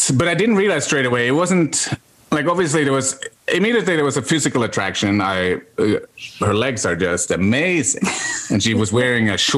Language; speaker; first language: English; non-native, fluent; Norwegian